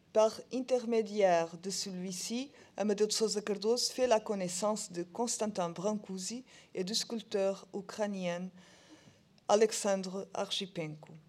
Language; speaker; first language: French; non-native, learner; Portuguese